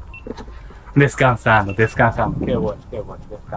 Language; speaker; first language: Spanish; non-native, learner; Japanese